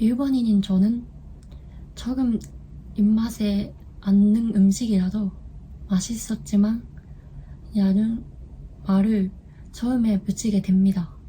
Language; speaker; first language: Korean; non-native, learner; Japanese